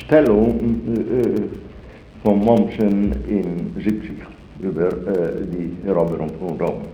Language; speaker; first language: German; non-native, fluent; Italian